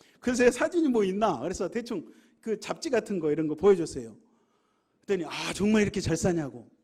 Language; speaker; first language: Korean; native; Korean